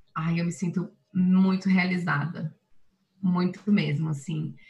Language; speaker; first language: Portuguese; native; Portuguese